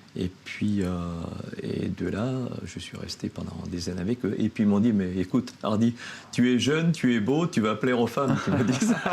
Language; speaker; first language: French; non-native, local second language; Javanese